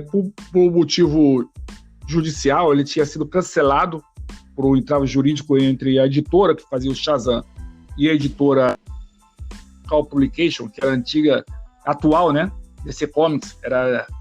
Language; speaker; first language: Portuguese; native; Portuguese